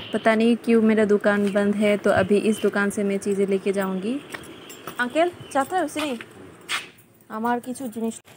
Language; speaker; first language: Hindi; non-native, local second language; Bangla